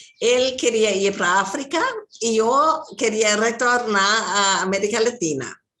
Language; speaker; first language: Spanish; non-native, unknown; German